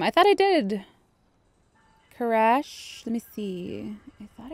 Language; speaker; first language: English; native; English